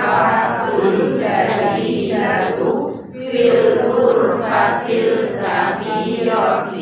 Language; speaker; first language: Arabic; non-native, learner; Indonesian